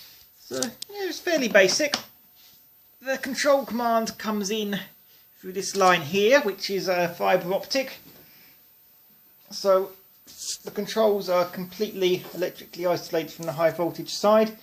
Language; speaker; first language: English; native; English